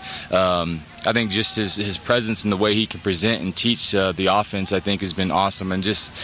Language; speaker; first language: English; native; English